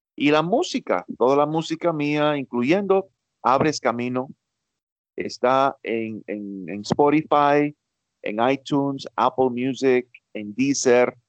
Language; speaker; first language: Spanish; early bilingual, heritage; Spanish